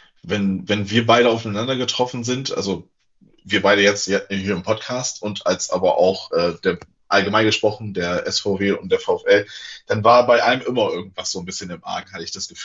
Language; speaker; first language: German; native; German